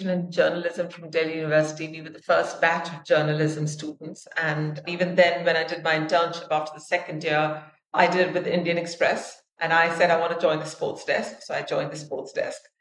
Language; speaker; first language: English; non-native, local second language; Hindi